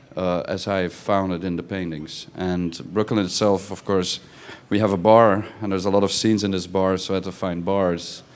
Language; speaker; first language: English; non-native, fluent; Dutch